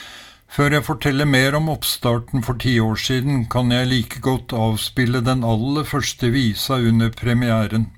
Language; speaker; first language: Norwegian; native; Norwegian